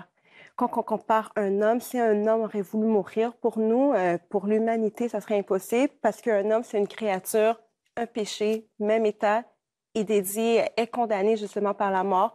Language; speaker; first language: French; native; French